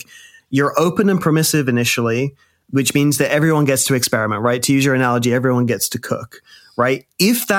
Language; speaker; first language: English; native; English